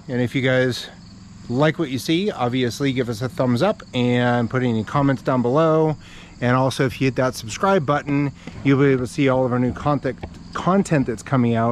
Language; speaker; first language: English; native; English